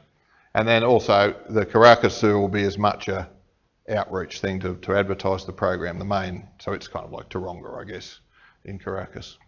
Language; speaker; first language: English; native; English